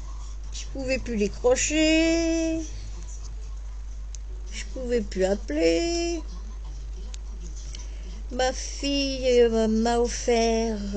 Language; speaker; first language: French; native; French